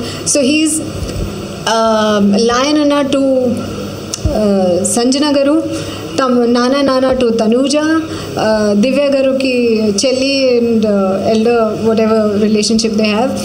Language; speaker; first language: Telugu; non-native, learner; Hindi